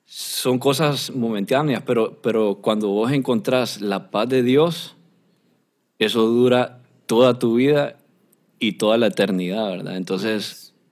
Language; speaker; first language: Spanish; native; Spanish